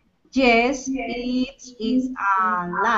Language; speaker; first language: English; non-native, learner; Spanish